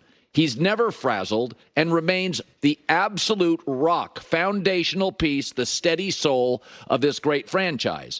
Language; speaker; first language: English; native; English